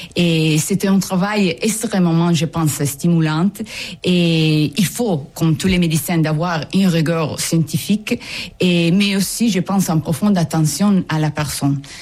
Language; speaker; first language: French; non-native, fluent; Italian